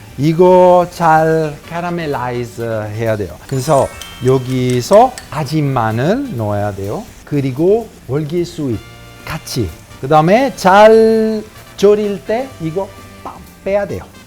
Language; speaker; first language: Korean; non-native, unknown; Italian